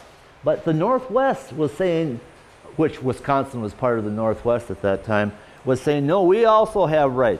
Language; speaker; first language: English; native; English